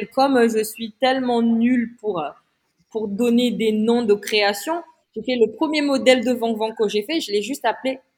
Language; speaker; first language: French; non-native, local second language; Malagasy